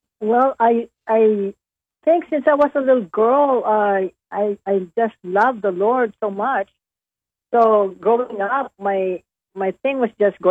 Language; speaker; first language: English; non-native, local second language; Hiligaynon